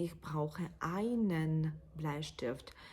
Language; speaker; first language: German; non-native, fluent; Ukrainian